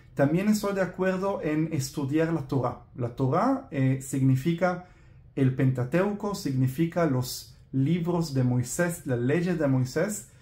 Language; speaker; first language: Spanish; non-native, fluent; Hebrew